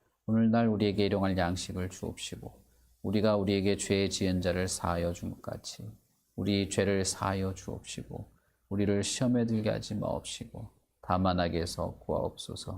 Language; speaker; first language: Korean; native; Korean